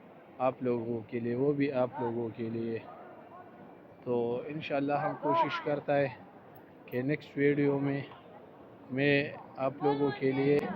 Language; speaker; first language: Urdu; non-native, local second language; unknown